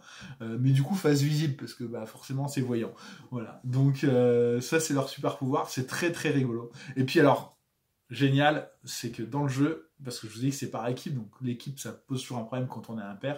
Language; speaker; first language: French; native; French